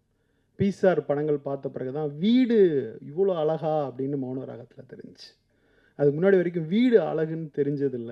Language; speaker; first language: Tamil; native; Tamil